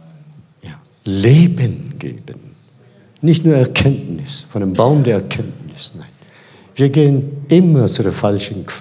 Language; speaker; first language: German; non-native, fluent; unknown